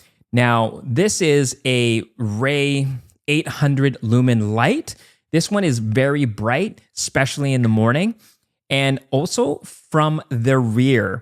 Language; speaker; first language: English; native; English